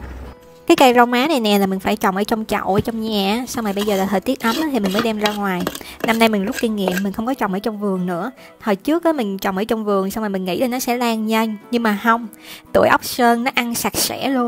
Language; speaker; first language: Vietnamese; native; Vietnamese